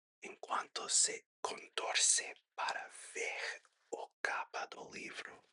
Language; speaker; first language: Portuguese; non-native, learner; English